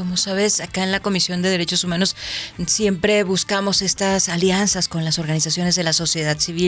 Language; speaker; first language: Spanish; native; Spanish